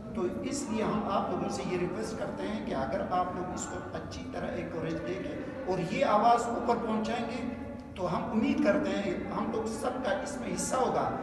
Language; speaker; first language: Urdu; non-native, local second language; Pashto